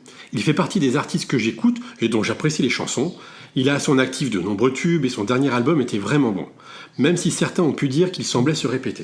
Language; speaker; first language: French; native; French